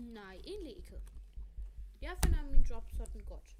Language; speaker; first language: Danish; non-native, learner; German